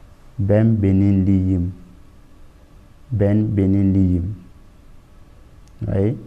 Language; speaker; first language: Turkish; non-native, learner; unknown